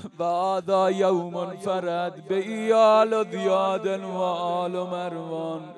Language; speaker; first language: Arabic; non-native, fluent; Persian